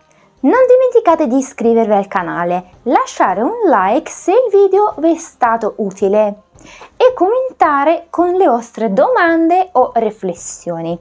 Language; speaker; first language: Italian; non-native, fluent; Russian